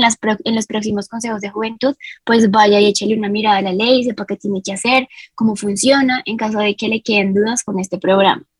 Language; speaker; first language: Spanish; native; Spanish